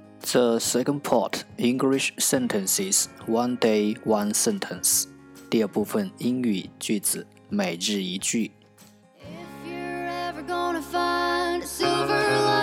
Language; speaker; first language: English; non-native, learner; Chinese